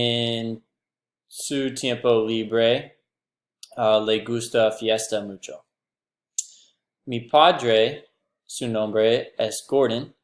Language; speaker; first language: Spanish; non-native, learner; English